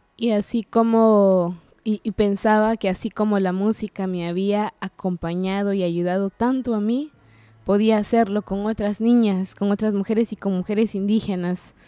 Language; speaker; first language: Spanish; non-native, local second language; Kaqchikel